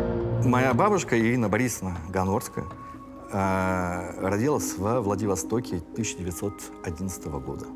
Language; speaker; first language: Russian; early bilingual, heritage; French